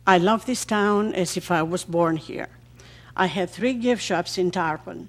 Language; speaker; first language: English; non-native, fluent; Greek